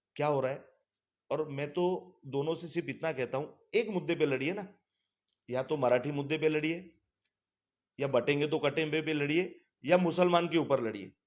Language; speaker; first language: Hindi; non-native, local second language; Gujarati